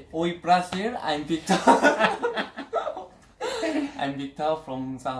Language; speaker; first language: English; non-native, learner; Korean